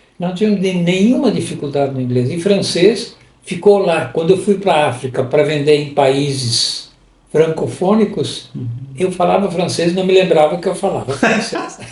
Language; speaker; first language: Portuguese; non-native, local second language; German